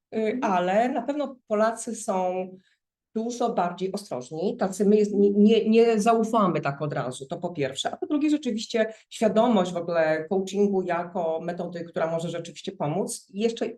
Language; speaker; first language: Polish; native; Polish